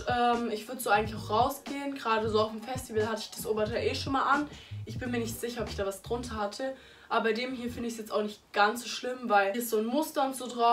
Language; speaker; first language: German; native; German